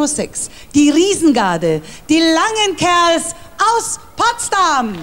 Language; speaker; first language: German; native; German